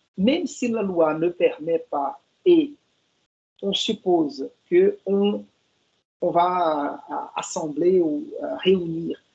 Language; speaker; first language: French; non-native, fluent; Portuguese